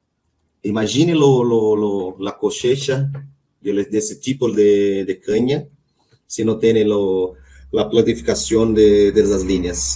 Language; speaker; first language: Spanish; non-native, learner; Portuguese